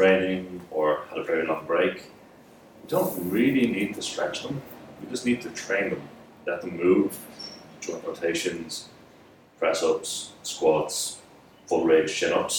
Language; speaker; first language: English; native; English